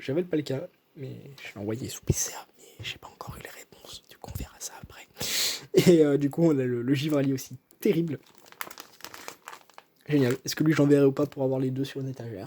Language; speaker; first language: French; native; French